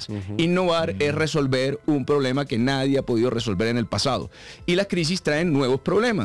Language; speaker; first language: Spanish; native; Spanish